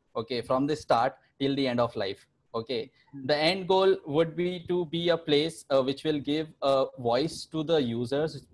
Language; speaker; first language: English; non-native, local second language; Hindi